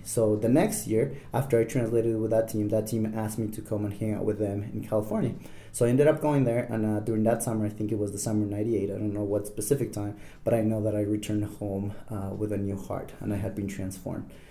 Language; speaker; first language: English; non-native, fluent; Spanish